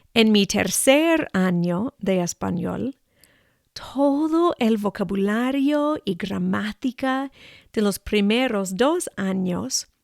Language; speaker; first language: Spanish; non-native, fluent; English